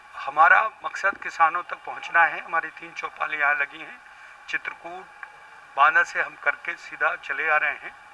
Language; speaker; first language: Hindi; native; Hindi